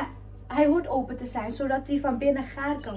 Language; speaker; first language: Dutch; native; Dutch